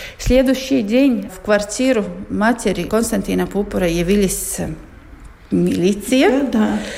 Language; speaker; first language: Russian; non-native, local second language; Latvian